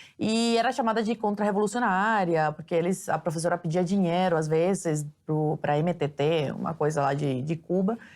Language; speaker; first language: Portuguese; early bilingual, other home language; Spanish